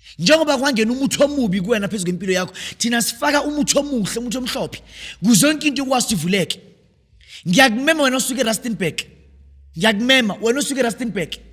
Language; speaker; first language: Zulu; native; Zulu